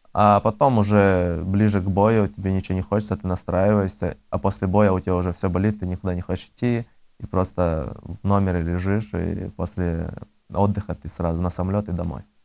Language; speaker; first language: Russian; early bilingual, other home language; Azerbaijani